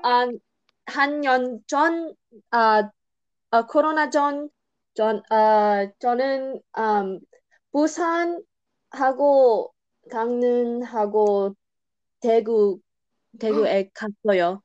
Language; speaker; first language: Korean; non-native, learner; English